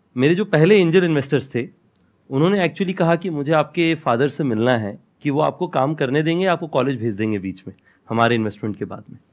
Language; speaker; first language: Hindi; non-native, local second language; Odia